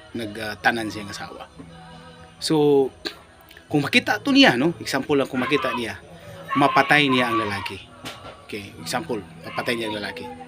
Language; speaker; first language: Cebuano; non-native, local second language; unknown